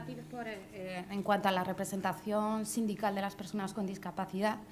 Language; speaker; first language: Spanish; native; Spanish